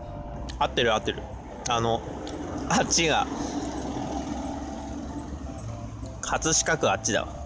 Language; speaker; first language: Japanese; native; Japanese